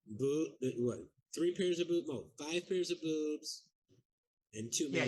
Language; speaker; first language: English; native; English